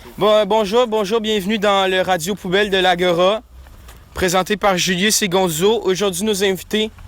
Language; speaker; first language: French; native; French